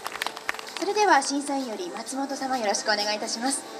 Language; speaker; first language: Japanese; native; Japanese